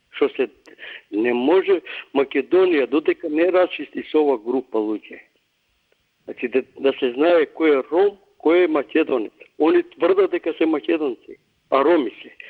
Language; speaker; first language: Macedonian; non-native, local second language; Romany